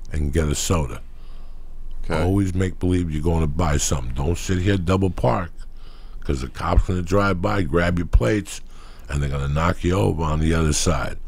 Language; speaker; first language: English; native; English